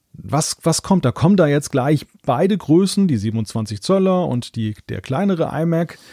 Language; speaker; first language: German; native; German